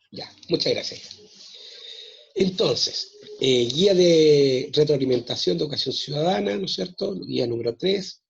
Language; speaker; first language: Spanish; native; Spanish